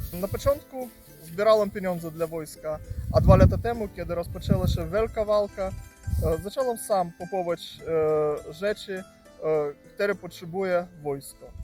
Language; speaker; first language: Polish; non-native, fluent; Ukrainian